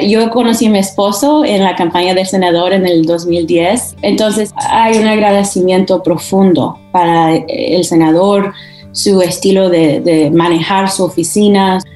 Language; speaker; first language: Spanish; early bilingual, heritage; Spanish